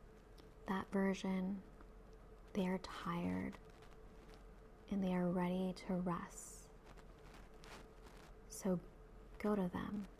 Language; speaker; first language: English; native; English